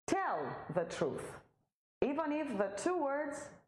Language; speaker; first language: English; non-native, fluent; Romanian